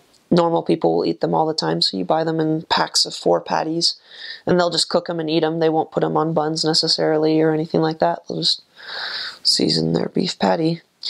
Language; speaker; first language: English; native; English